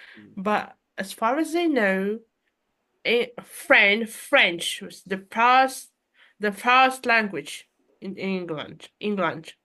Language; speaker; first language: English; non-native, fluent; Russian